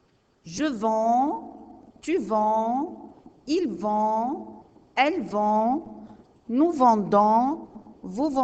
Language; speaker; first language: French; non-native, learner; Arabic